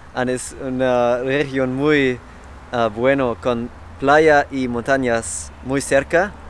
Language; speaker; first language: Spanish; non-native, learner; German